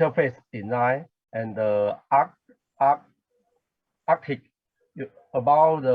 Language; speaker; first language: English; non-native, learner; Chinese